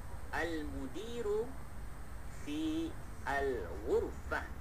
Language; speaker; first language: Arabic; non-native, fluent; Malay